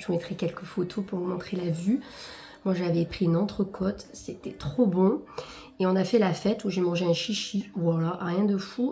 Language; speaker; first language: French; native; French